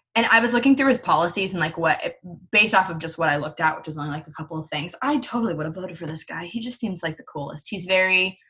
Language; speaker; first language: English; native; English